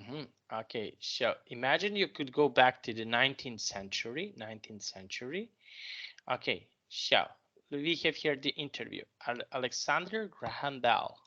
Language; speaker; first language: English; non-native, fluent; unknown